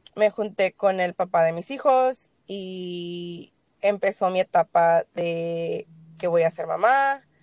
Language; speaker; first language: Spanish; early bilingual, heritage; Spanish